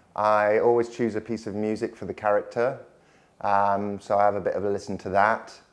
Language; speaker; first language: English; native; English